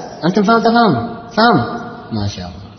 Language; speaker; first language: Indonesian; non-native, learner; Arabic